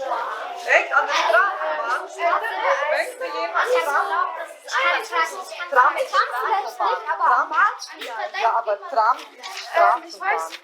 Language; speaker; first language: German; native; German